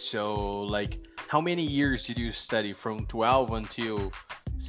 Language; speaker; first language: English; non-native, fluent; Portuguese